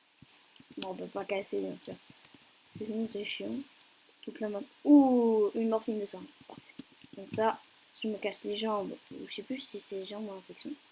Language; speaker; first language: French; native; French